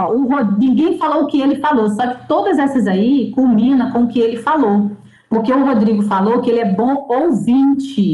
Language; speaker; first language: Portuguese; native; Portuguese